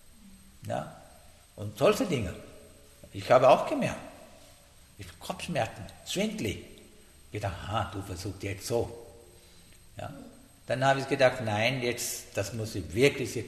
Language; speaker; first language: German; non-native, learner; Sinhala